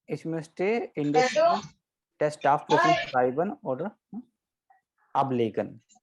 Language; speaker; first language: German; non-native, fluent; Hindi